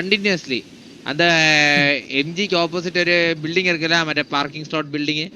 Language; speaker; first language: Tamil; non-native, learner; Malayalam